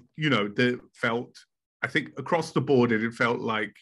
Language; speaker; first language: English; native; English